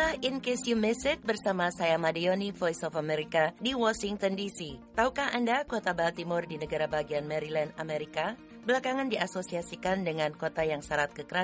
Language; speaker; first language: Indonesian; native; Indonesian